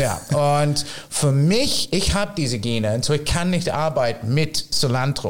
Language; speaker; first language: German; non-native, fluent; English